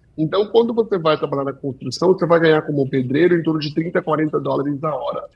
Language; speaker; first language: Portuguese; early bilingual, heritage; Portuguese